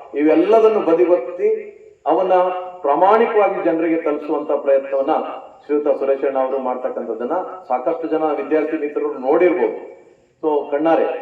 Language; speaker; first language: Kannada; native; Kannada